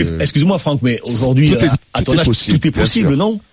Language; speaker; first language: French; native; French